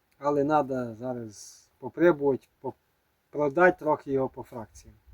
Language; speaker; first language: Ukrainian; native; Ukrainian